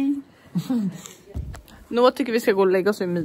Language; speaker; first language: Swedish; native; Swedish